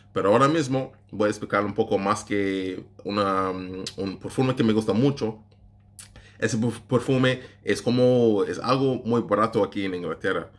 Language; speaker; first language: Spanish; non-native, learner; English